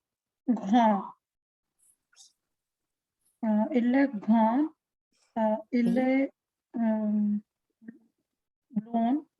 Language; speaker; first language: French; non-native, learner; Tamil